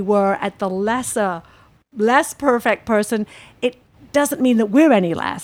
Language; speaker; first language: English; native; English